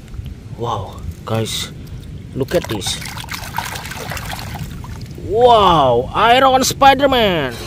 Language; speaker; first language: English; non-native, learner; Indonesian